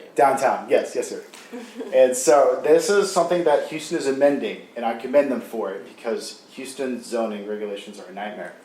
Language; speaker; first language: English; native; English